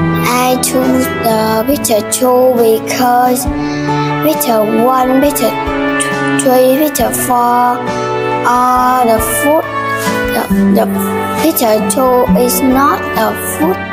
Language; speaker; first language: English; non-native, learner; Vietnamese